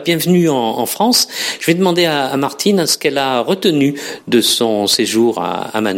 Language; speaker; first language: French; native; French